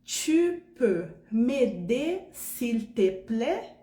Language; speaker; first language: French; non-native, fluent; Portuguese